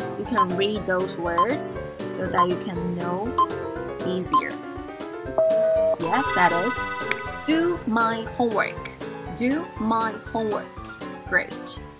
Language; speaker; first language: English; non-native, fluent; Chinese